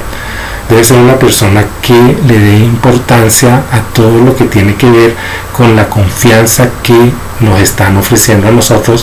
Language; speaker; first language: Spanish; native; Spanish